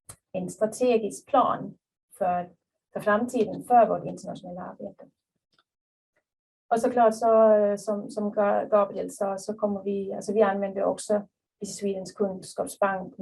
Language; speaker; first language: Swedish; native; Swedish